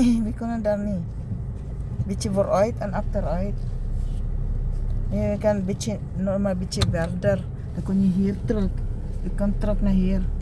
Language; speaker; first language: Dutch; non-native, learner; Filipino